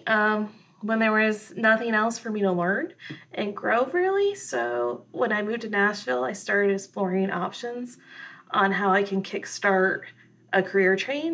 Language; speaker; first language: English; native; English